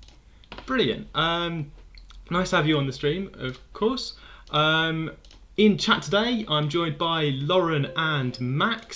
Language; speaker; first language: English; native; English